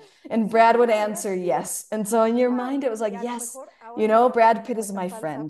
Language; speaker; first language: English; non-native, fluent; Spanish